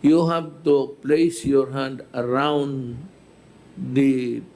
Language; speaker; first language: English; non-native, local second language; Filipino